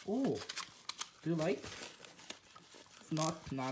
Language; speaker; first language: English; non-native, learner; Japanese